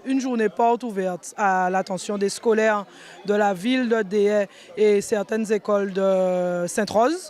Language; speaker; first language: French; native; French